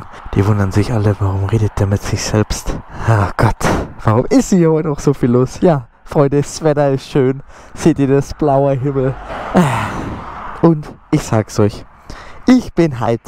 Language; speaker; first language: German; native; German